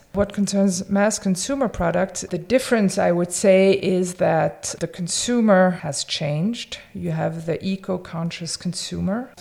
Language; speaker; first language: English; early bilingual, other home language; French